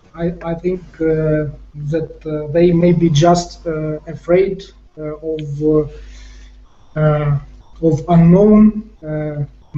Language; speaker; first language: English; non-native, fluent; Ukrainian